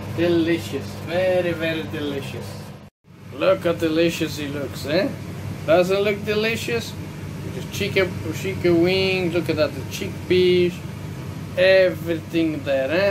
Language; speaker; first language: English; non-native, fluent; Portuguese